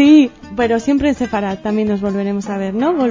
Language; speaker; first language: Spanish; native; Spanish